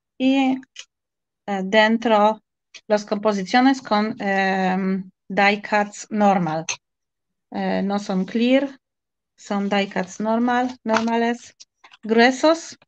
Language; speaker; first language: Spanish; non-native, fluent; Polish